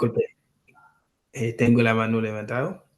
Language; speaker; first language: Spanish; non-native, learner; Haitian Creole